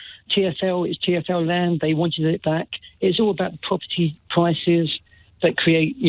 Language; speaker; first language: English; native; English